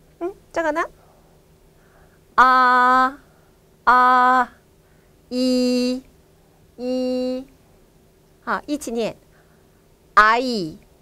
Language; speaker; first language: Chinese; non-native, fluent; Korean